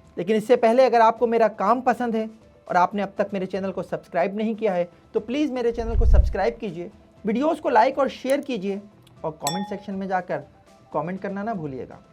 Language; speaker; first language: Urdu; native; Urdu